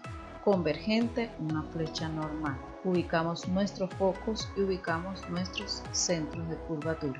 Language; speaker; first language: Spanish; native; Spanish